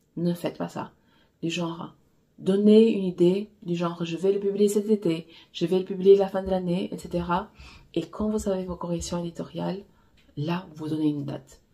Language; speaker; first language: French; non-native, fluent; Portuguese